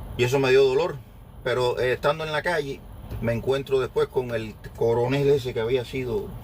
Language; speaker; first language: Spanish; native; Spanish